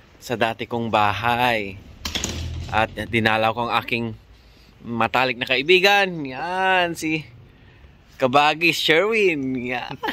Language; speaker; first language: Filipino; native; Filipino